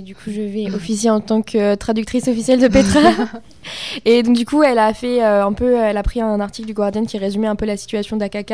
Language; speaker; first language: French; native; French